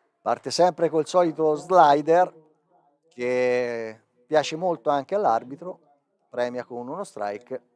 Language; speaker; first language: Italian; native; Italian